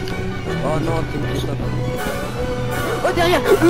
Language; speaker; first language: French; native; French